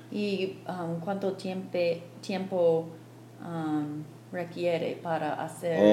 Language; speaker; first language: Spanish; non-native, fluent; English